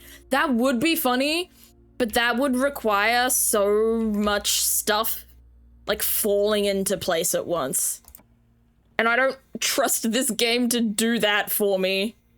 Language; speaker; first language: English; native; English